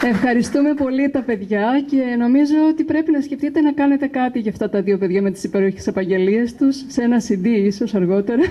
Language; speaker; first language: Greek; native; Greek